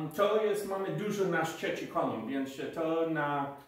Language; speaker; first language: Polish; non-native, learner; English